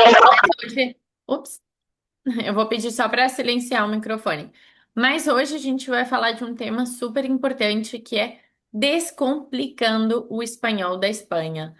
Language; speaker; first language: Portuguese; non-native, fluent; Spanish